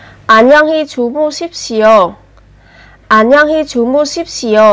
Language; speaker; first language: Korean; non-native, fluent; Vietnamese